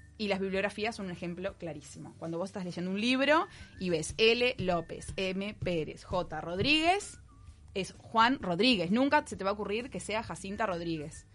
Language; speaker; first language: Spanish; native; Spanish